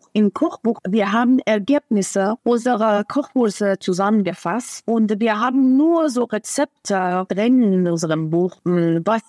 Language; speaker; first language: German; non-native, fluent; Persian